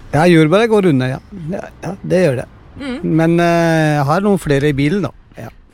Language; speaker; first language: Norwegian; non-native, fluent; Punjabi